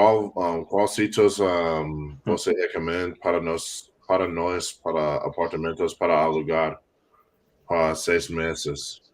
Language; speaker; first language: Portuguese; non-native, learner; English